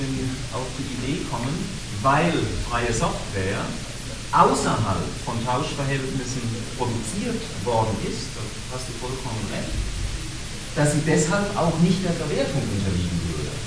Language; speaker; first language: German; native; German